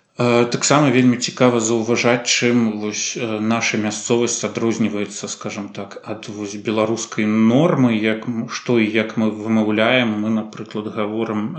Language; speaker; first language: Belarusian; native; Belarusian